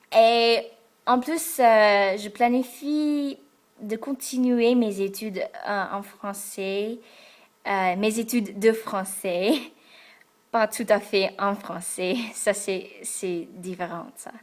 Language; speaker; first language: French; non-native, fluent; English